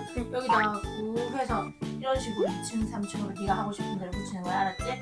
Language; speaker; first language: Korean; native; Korean